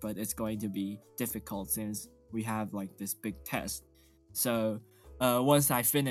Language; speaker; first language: English; non-native, fluent; Chinese